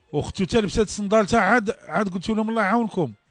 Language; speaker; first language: Arabic; native; Arabic